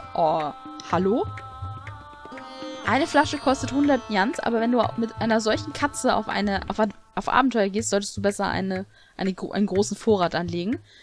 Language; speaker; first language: German; native; German